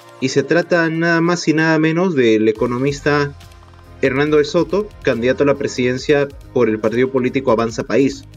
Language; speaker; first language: Spanish; native; Spanish